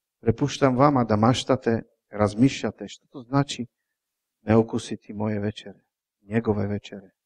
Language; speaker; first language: Croatian; non-native, fluent; Czech